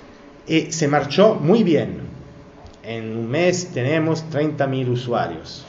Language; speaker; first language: Spanish; non-native, learner; Italian